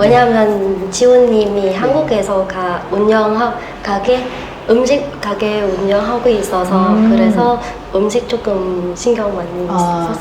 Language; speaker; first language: Korean; non-native, learner; Vietnamese